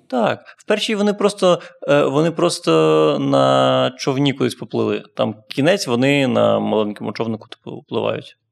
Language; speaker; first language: Ukrainian; non-native, local second language; Russian